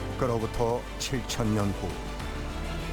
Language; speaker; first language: Korean; native; Korean